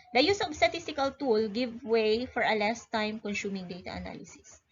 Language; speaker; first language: English; non-native, local second language; Filipino